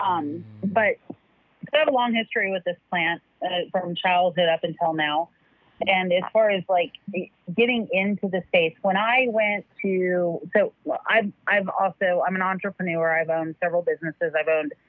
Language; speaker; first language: English; native; English